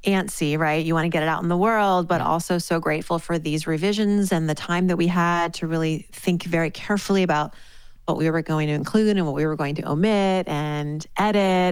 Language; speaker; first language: English; native; English